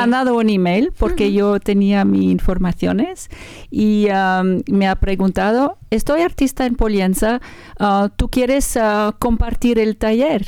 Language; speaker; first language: Spanish; non-native, learner; French